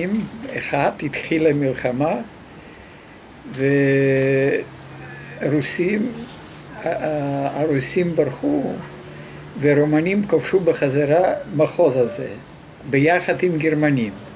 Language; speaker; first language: Hebrew; non-native, fluent; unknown